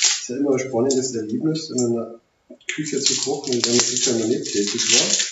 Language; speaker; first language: German; native; German